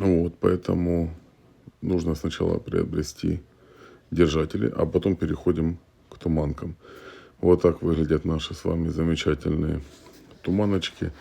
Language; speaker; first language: Russian; native; Russian